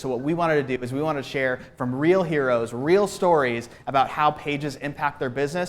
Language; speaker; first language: English; native; English